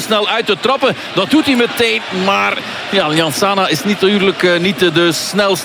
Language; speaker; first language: Dutch; native; Dutch